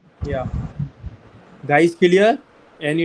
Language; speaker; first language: English; non-native, local second language; Hindi